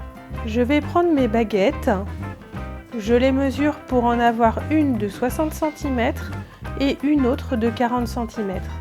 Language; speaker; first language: French; native; French